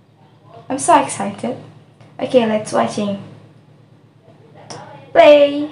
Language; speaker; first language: English; non-native, learner; Indonesian